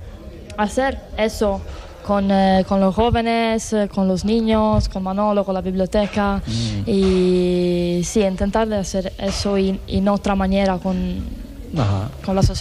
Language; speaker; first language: Spanish; non-native, learner; Italian